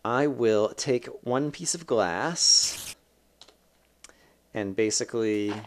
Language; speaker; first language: English; native; English